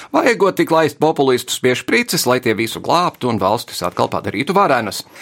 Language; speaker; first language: Latvian; early bilingual, heritage; Latvian